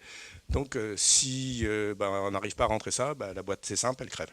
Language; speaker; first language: French; native; French